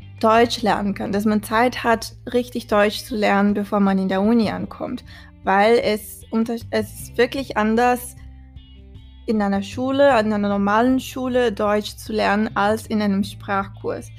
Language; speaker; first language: German; non-native, fluent; Portuguese